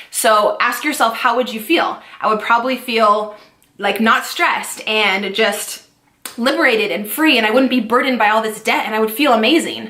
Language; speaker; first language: English; native; English